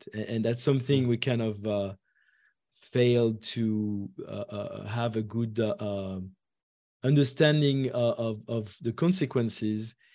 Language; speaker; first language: English; non-native, fluent; French